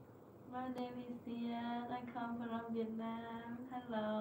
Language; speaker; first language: English; non-native, learner; Vietnamese